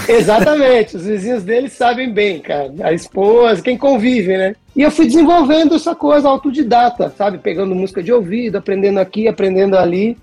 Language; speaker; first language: Portuguese; native; Portuguese